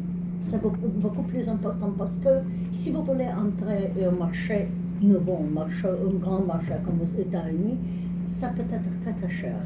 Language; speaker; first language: French; non-native, learner; English